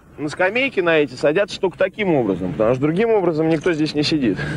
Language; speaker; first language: Russian; native; Russian